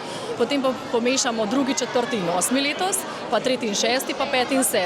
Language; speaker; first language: Slovenian; native; Slovenian